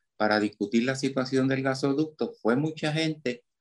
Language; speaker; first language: Spanish; native; Spanish